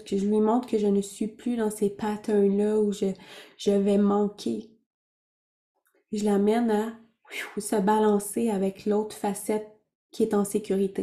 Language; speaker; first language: French; native; French